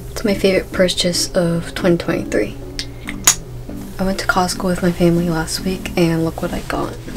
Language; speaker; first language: English; early bilingual, other home language; Japanese